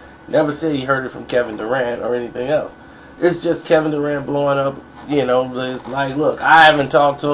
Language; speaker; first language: English; native; English